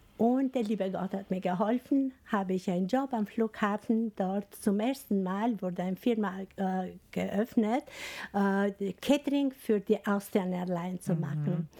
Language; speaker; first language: German; non-native, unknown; Albanian